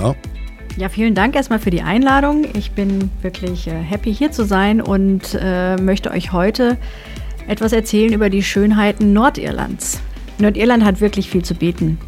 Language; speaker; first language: German; native; German